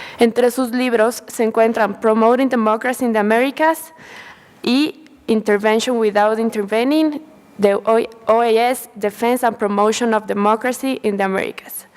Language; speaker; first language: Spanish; native; Spanish